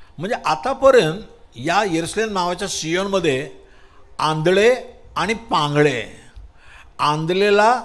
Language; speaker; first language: Marathi; non-native, local second language; Tamil